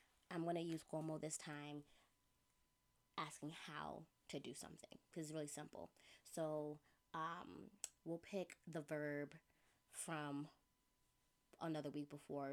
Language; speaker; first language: English; native; English